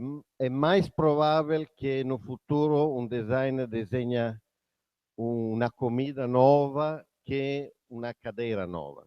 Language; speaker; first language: Portuguese; non-native, fluent; Italian